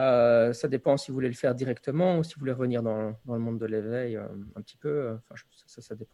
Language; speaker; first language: French; native; French